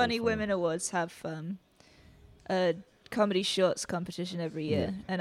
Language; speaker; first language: English; native; English